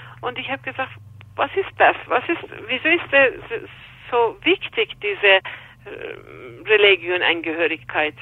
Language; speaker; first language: German; non-native, fluent; Persian